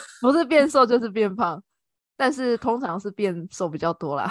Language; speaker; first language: Chinese; native; Chinese